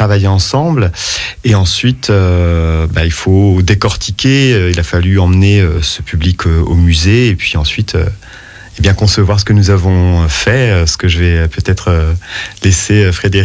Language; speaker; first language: French; native; French